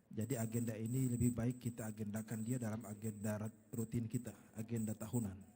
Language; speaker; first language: Indonesian; native; Indonesian